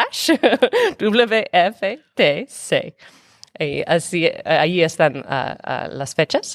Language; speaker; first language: Spanish; non-native, fluent; English